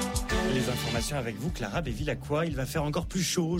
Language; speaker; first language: French; native; French